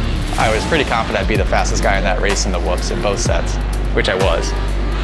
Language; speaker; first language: English; native; English